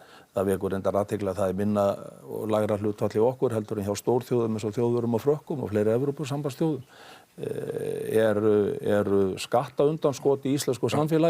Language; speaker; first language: Icelandic; native; Icelandic